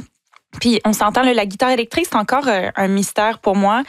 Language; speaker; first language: French; native; French